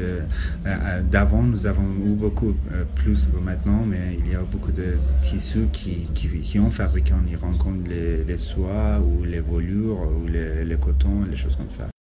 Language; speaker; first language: French; non-native, learner; Persian